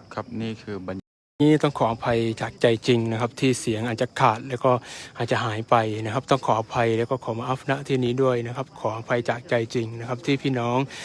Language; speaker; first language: Thai; non-native, local second language; Malay